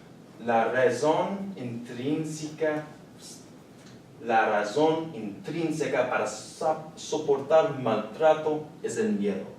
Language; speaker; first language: Spanish; non-native, learner; English